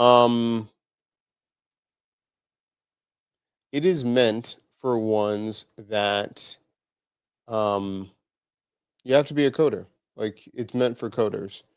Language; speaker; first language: English; native; English